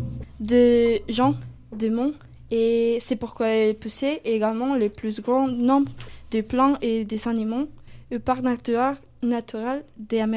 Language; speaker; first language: French; non-native, learner; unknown